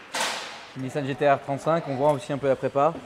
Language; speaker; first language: French; native; French